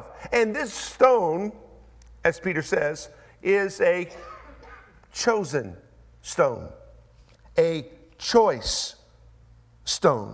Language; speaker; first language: English; native; English